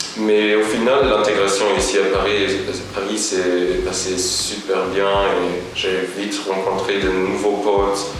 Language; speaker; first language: French; non-native, local second language; Luxembourgish